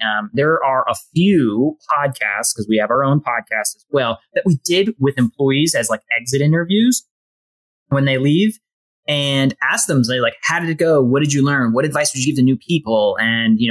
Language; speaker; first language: English; native; English